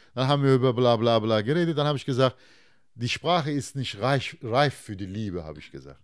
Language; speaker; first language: German; non-native, fluent; Turkish